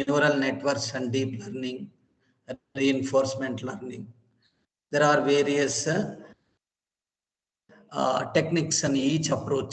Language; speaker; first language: English; non-native, local second language; Telugu